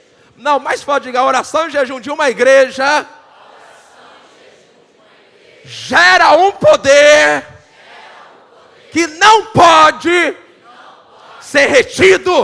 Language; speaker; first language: Portuguese; native; Portuguese